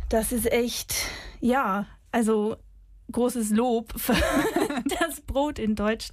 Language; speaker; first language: German; non-native, fluent; English